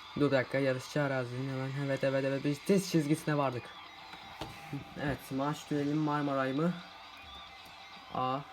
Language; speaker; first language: Turkish; native; Turkish